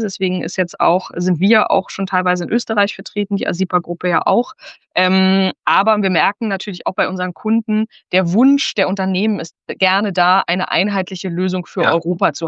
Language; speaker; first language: German; native; German